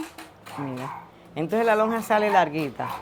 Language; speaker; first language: Spanish; native; Spanish